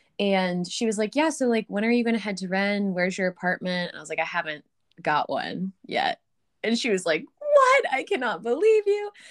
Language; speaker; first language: English; native; English